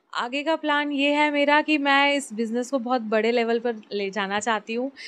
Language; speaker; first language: Hindi; native; Hindi